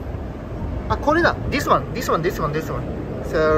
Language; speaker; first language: English; non-native, learner; Japanese